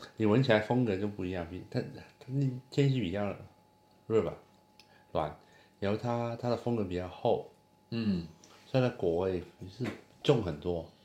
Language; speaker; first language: Chinese; non-native, local second language; Cantonese